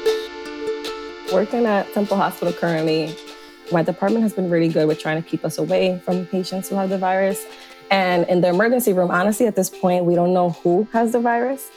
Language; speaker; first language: English; native; English